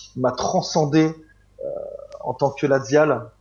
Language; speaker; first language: French; native; French